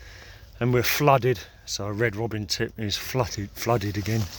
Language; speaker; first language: English; native; English